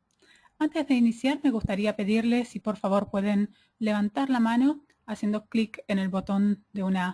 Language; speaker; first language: Spanish; native; Spanish